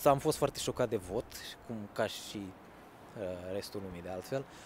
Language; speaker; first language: Romanian; native; Romanian